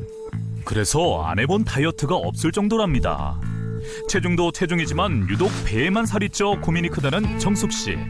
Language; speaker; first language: Korean; native; Korean